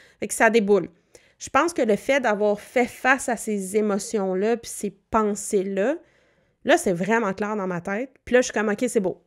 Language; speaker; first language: French; native; French